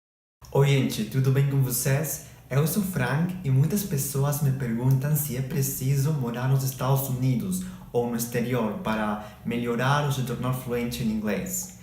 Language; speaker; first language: Portuguese; non-native, fluent; Spanish